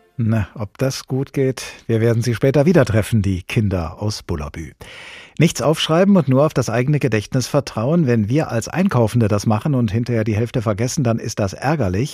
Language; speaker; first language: German; native; German